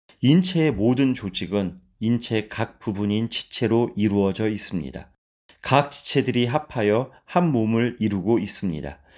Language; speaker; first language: Korean; native; Korean